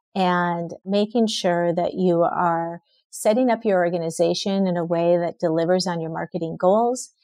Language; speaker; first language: English; native; English